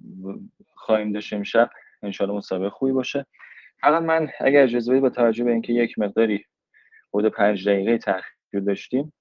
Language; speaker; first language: Persian; native; Persian